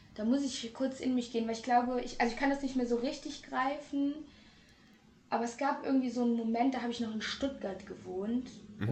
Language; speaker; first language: German; native; German